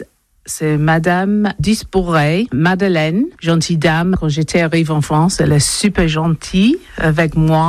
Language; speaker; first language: French; non-native, fluent; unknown